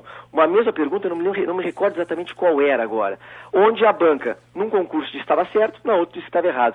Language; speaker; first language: Portuguese; native; Portuguese